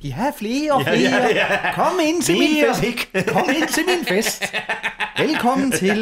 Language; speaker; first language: Danish; native; Danish